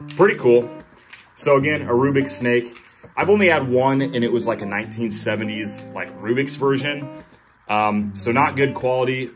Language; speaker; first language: English; native; English